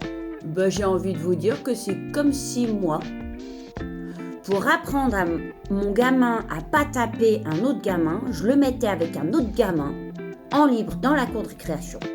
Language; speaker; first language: French; native; French